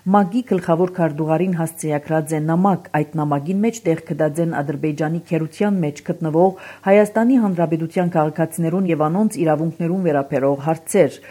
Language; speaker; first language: Armenian; early bilingual, heritage; Armenian